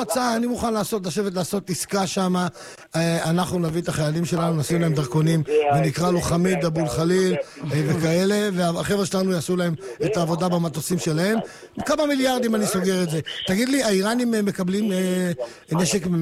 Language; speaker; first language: Hebrew; native; Hebrew